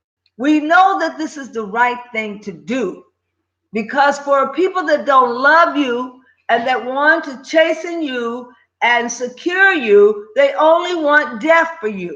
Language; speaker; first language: English; native; English